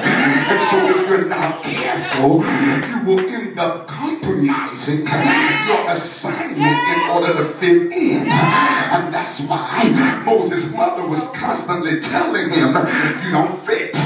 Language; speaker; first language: English; native; English